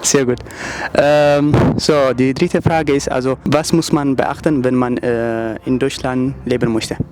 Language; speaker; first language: German; non-native, learner; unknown